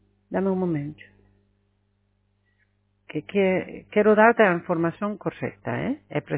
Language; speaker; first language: Spanish; non-native, fluent; Portuguese